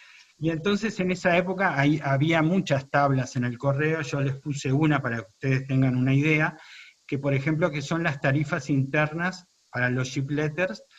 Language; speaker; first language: Spanish; native; Spanish